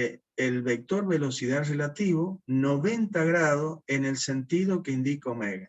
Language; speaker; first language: Spanish; native; Spanish